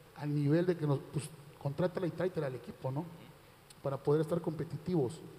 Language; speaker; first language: Spanish; native; Spanish